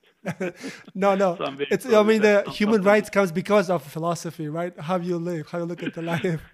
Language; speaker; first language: English; non-native, fluent; Uzbek